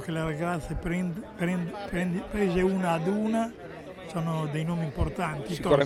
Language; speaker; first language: Italian; native; Italian